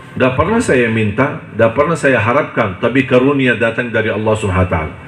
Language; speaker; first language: Indonesian; non-native, fluent; Arabic